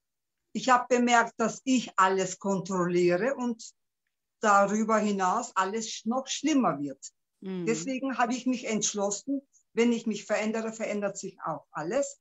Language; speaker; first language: German; non-native, local second language; Turkish